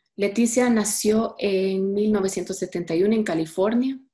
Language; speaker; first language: Spanish; early bilingual, heritage; Spanish